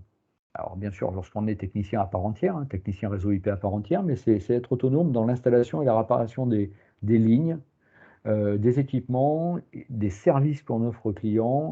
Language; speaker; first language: French; native; French